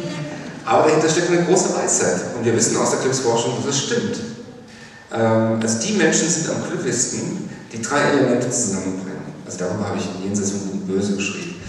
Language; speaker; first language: German; native; German